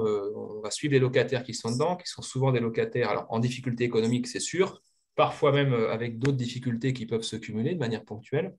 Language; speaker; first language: French; native; French